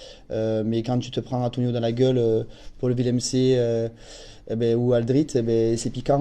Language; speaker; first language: French; native; French